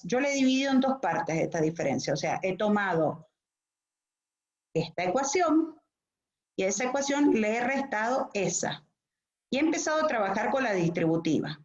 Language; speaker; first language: Spanish; native; Spanish